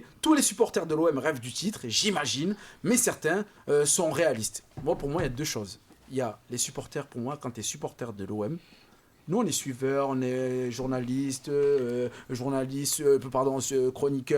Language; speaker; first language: French; native; French